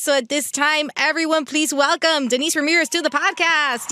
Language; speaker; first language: English; early bilingual, other home language; Spanish